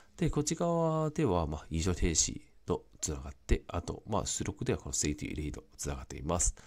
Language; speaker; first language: Japanese; non-native, fluent; Cantonese